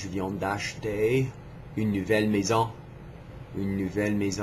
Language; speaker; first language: French; non-native, learner; English